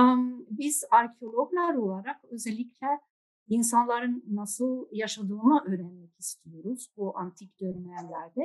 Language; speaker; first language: Turkish; non-native, fluent; Dutch